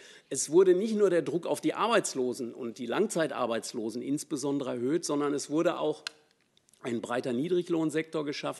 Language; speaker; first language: German; native; German